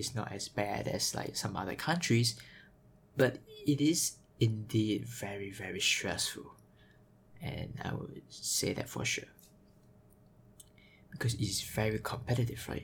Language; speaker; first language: English; native; English